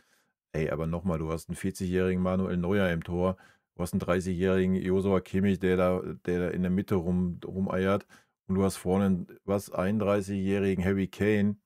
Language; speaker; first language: German; native; German